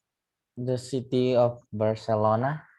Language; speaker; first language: English; non-native, learner; Indonesian